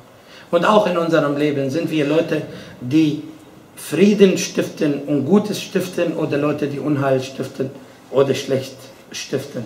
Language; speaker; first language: German; non-native, fluent; Arabic